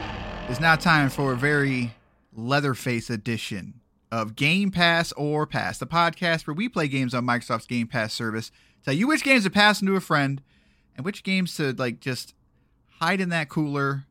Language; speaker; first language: English; native; English